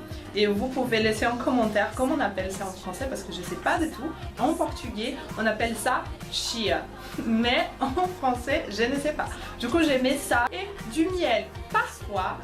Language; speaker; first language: French; non-native, fluent; Portuguese